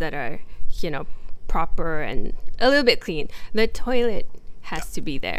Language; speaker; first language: English; non-native, local second language; Malay